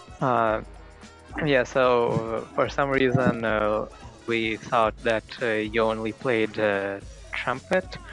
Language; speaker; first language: English; non-native, fluent; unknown